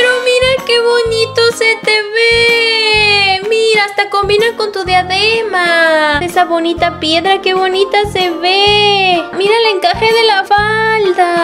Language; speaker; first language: Spanish; native; Spanish